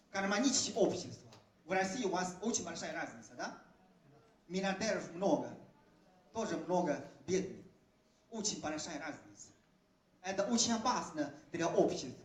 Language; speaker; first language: Russian; non-native, fluent; Chinese